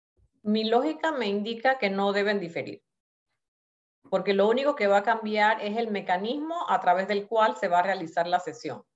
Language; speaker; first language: Spanish; native; Spanish